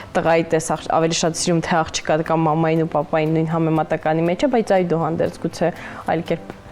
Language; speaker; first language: Armenian; native; Armenian